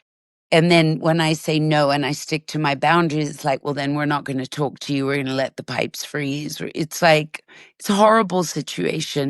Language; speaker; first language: English; native; English